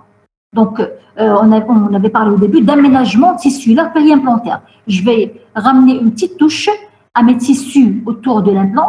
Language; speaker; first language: French; non-native, local second language; Arabic